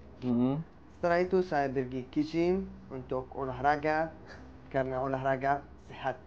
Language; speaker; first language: Indonesian; non-native, fluent; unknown